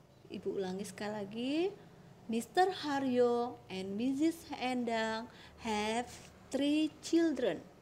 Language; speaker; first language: English; non-native, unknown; Indonesian